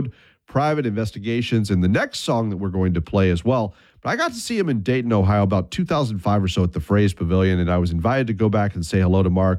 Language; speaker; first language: English; native; English